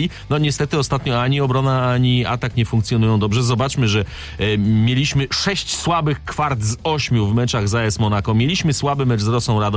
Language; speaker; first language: Polish; native; Polish